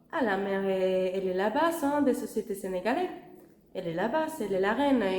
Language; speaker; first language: French; non-native, fluent; Spanish